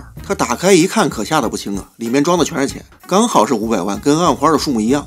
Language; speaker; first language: Chinese; native; Chinese